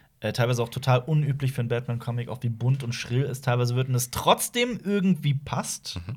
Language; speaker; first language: German; native; German